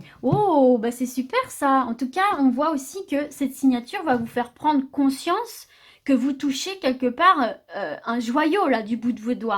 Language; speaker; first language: French; native; French